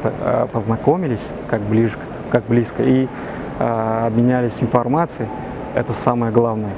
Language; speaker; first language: Russian; non-native, learner; Uzbek